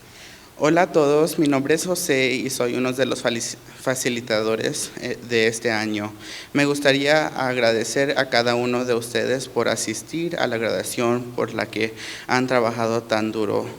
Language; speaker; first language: Spanish; early bilingual, heritage; Spanish